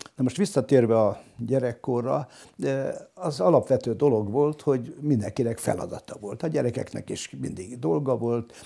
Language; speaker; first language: Hungarian; non-native, local second language; German